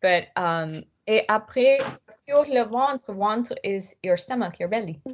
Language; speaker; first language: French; non-native, learner; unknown